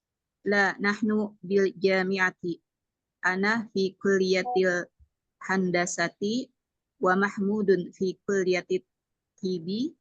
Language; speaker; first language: Arabic; non-native, learner; Indonesian